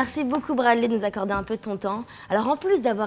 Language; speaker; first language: French; native; French